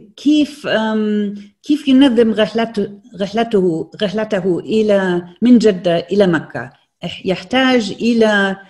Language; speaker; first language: Arabic; non-native, fluent; German